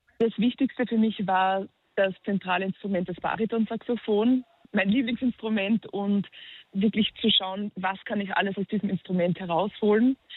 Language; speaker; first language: German; native; German